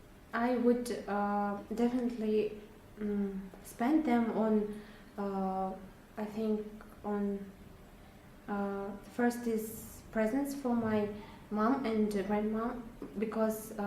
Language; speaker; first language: English; non-native, learner; Russian